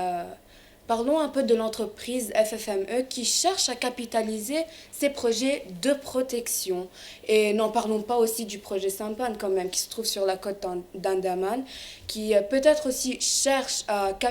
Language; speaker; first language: French; non-native, local second language; Arabic